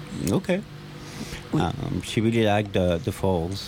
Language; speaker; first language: English; non-native, fluent; French